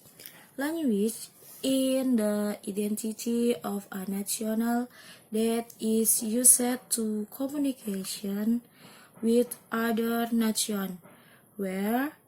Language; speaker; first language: English; non-native, learner; Indonesian